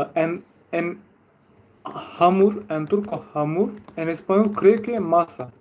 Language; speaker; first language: Spanish; non-native, fluent; Turkish